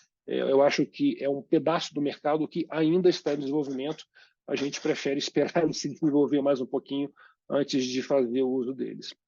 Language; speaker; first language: Portuguese; native; Portuguese